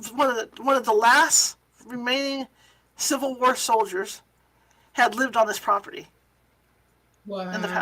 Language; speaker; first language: English; native; English